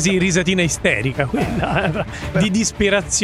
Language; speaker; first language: Italian; native; Italian